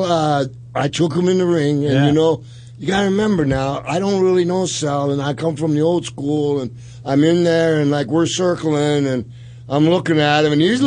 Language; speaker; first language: English; native; English